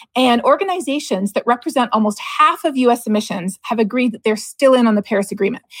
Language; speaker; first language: English; native; English